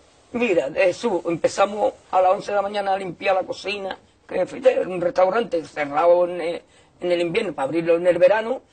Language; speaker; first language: Spanish; native; Spanish